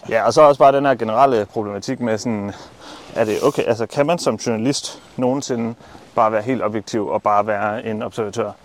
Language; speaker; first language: Danish; native; Danish